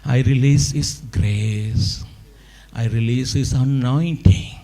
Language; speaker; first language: English; non-native, local second language; Tamil